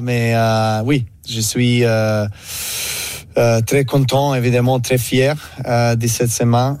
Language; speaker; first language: French; non-native, learner; Serbian